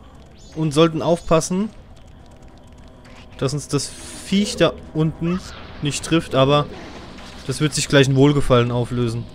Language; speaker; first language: German; native; German